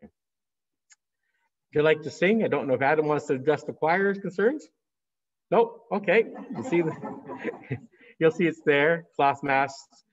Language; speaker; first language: English; native; English